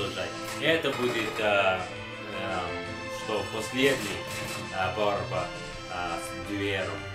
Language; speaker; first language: Russian; non-native, learner; English